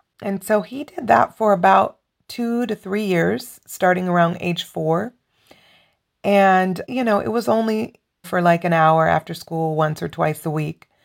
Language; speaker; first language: English; native; English